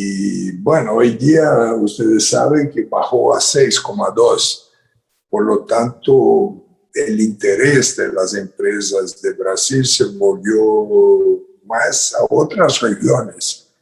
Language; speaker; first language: Spanish; non-native, fluent; Portuguese